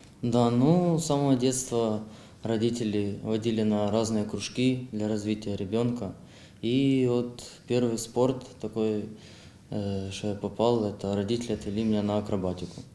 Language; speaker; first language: Russian; non-native, local second language; Ukrainian